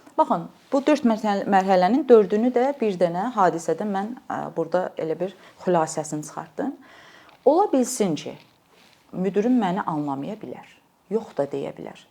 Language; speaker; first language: Azerbaijani; native; Azerbaijani